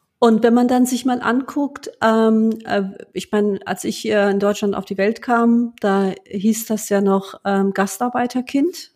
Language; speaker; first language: German; early bilingual, other home language; Turkish